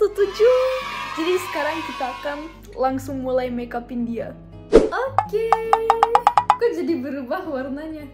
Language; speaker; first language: Indonesian; non-native, fluent; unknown